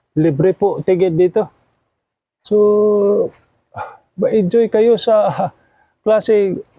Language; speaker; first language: Filipino; non-native, local second language; Cebuano